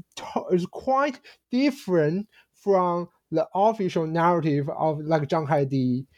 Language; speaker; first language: English; non-native, fluent; Chinese